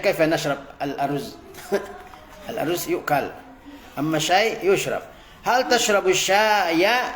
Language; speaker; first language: Arabic; non-native, fluent; Indonesian